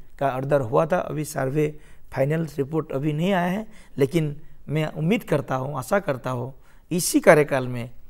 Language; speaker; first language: Hindi; non-native, local second language; Assamese